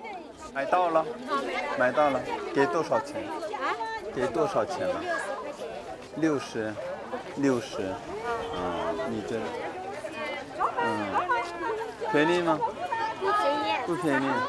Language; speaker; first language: Chinese; non-native, learner; Korean